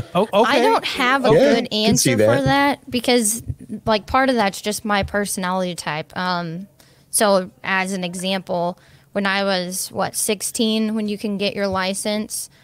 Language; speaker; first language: English; native; English